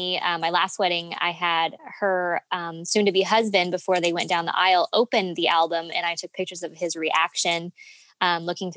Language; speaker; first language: English; native; English